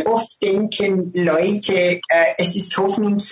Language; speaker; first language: German; non-native, fluent; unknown